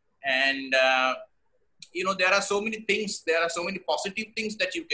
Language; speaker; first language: English; non-native, local second language; Sinhala